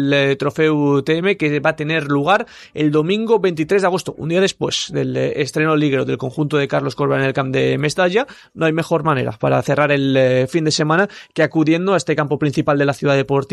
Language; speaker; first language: Spanish; native; Spanish